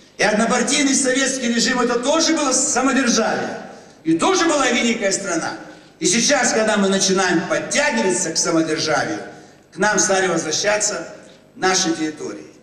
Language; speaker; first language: Russian; native; Russian